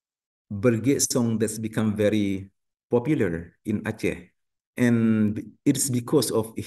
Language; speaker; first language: English; non-native, learner; Indonesian